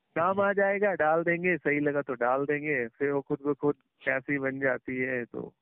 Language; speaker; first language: Hindi; native; Hindi